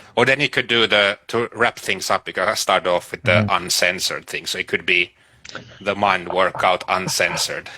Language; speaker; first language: English; non-native, fluent; Finnish